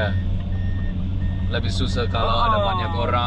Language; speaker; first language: Indonesian; non-native, learner; English